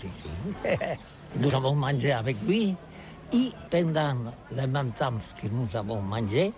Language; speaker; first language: French; non-native, learner; Catalan